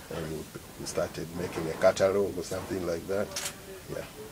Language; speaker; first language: English; non-native, local second language; Acoli